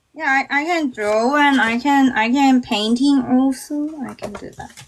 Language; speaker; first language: English; non-native, learner; Korean